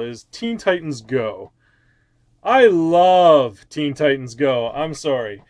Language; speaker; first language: English; native; English